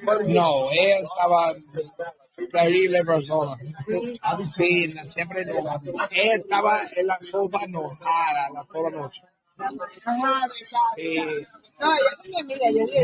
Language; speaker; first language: Spanish; non-native, learner; English